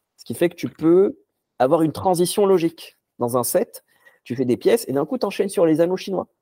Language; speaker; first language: French; non-native, local second language; Arabic